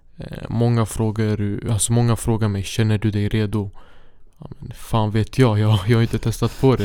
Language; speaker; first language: Swedish; early bilingual, other home language; Syriac